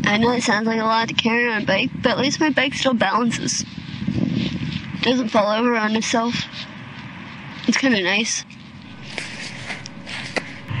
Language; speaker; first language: English; native; English